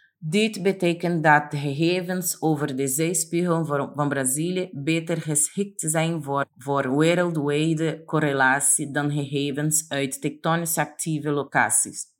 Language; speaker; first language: Dutch; non-native, fluent; Portuguese